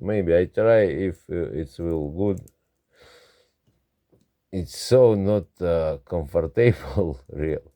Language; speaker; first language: English; non-native, learner; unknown